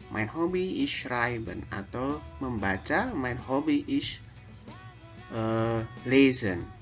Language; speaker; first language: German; non-native, fluent; Indonesian